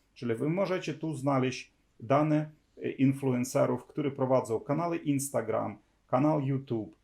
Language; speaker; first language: Polish; non-native, fluent; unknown